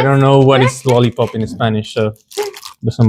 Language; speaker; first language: English; non-native, learner; Spanish